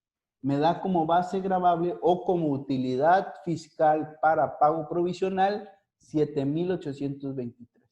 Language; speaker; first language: Spanish; native; Spanish